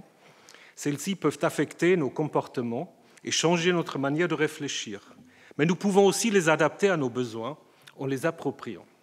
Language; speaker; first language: French; native; French